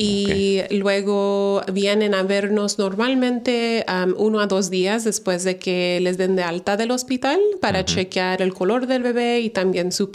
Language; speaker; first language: Spanish; early bilingual, heritage; Spanish